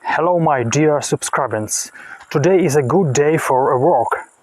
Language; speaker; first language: Polish; non-native, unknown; Ukrainian